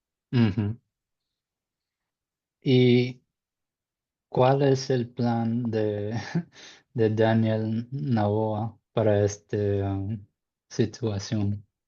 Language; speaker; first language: Spanish; non-native, learner; English